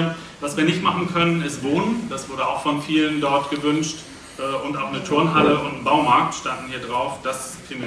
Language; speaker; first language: German; native; German